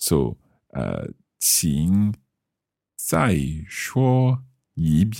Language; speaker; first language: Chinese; non-native, learner; English